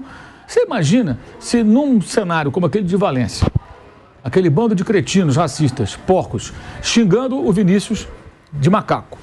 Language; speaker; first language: Portuguese; native; Portuguese